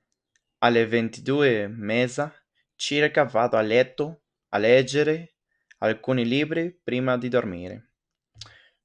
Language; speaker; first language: Italian; non-native, learner; French